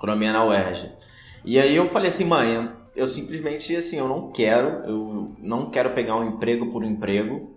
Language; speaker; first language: Portuguese; native; Portuguese